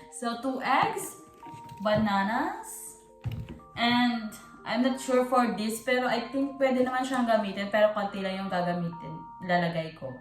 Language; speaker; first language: Filipino; non-native, local second language; Hiligaynon